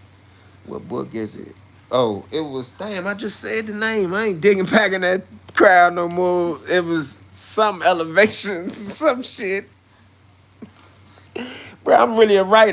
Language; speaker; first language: English; native; English